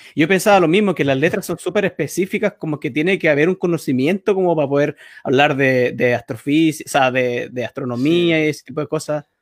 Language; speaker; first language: Spanish; native; Spanish